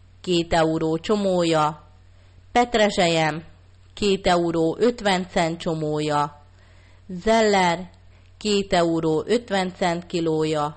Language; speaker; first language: Hungarian; native; Hungarian